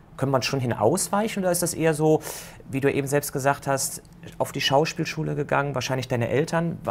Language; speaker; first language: German; native; German